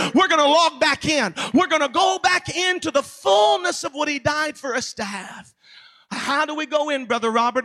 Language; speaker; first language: English; native; English